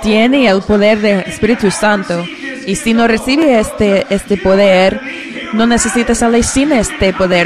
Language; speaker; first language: Spanish; non-native, learner; English